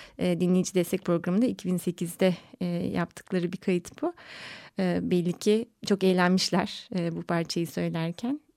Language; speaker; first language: Turkish; native; Turkish